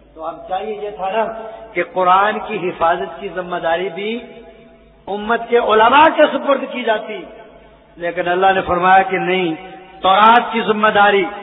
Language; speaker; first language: Urdu; non-native, local second language; Punjabi